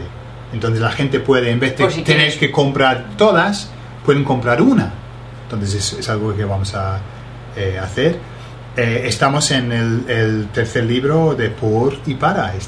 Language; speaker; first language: Spanish; non-native, fluent; English